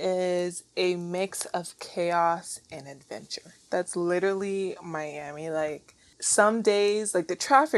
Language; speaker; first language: English; native; English